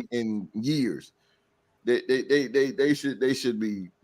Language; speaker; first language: English; native; English